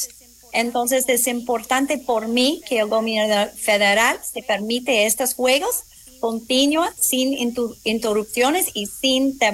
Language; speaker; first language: Spanish; non-native, fluent; English